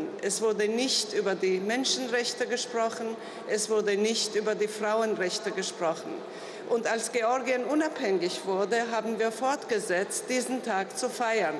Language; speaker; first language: German; non-native, fluent; Georgian